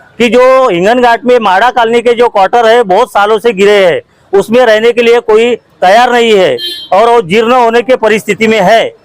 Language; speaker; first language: Hindi; non-native, local second language; Marathi